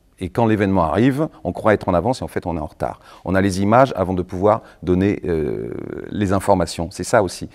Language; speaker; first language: French; native; French